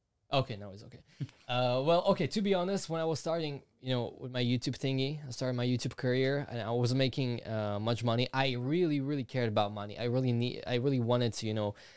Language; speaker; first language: English; non-native, fluent; Slovak